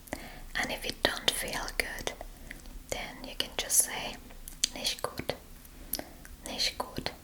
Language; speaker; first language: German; non-native, fluent; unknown